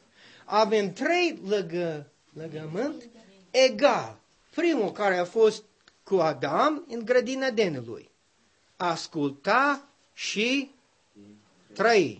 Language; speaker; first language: Romanian; non-native, learner; English